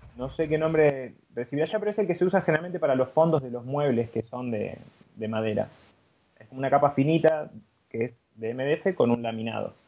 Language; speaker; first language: Spanish; native; Spanish